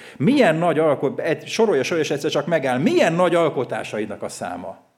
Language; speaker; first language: Hungarian; native; Hungarian